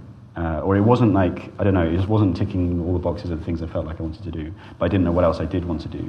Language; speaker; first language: English; native; English